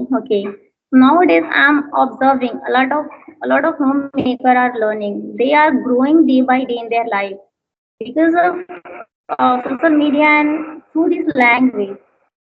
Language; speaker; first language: English; non-native, learner; Hindi